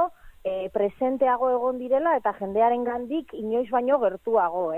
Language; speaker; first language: Basque; native; Basque